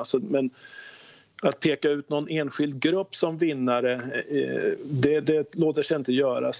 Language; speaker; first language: Swedish; native; Swedish